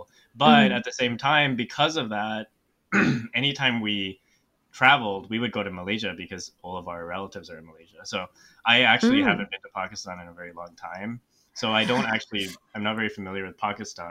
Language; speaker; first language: English; native; English